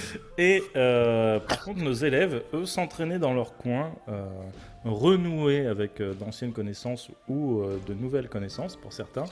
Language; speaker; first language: French; native; French